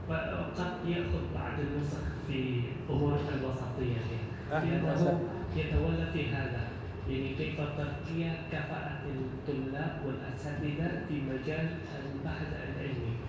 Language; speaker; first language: Arabic; non-native, fluent; Indonesian